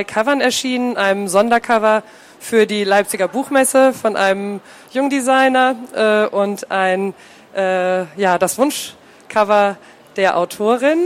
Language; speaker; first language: German; native; German